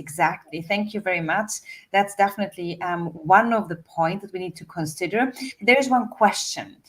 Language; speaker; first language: English; non-native, fluent; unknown